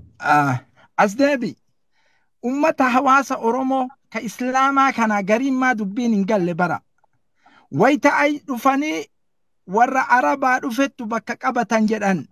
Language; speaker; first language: Oromo; native; Oromo